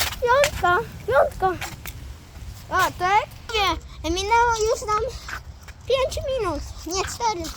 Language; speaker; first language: Polish; native; Polish